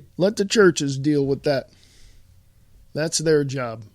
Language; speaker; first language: English; native; English